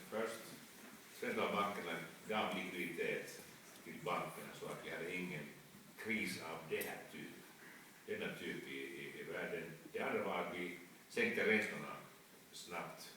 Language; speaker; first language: Swedish; non-native, fluent; Finnish